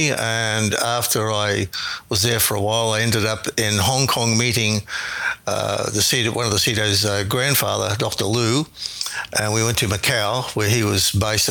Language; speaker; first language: English; native; English